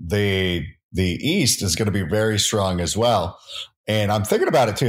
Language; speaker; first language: English; native; English